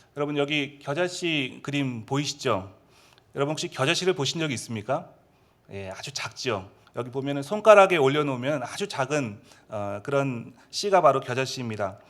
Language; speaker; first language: Korean; native; Korean